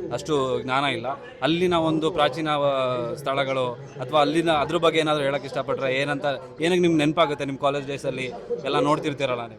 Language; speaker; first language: Kannada; native; Kannada